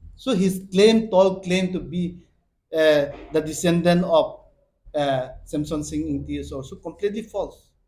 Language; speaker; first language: English; non-native, local second language; Assamese